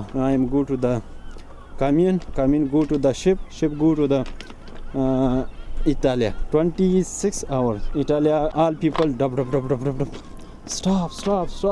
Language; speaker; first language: English; non-native, learner; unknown